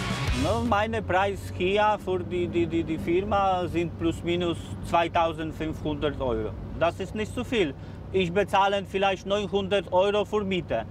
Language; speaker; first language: German; non-native, learner; Polish